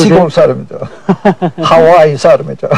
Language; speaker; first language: Korean; non-native, fluent; English